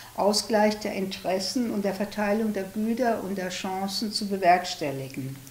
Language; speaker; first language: German; native; German